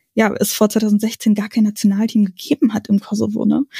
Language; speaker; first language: German; early bilingual, other home language; Albanian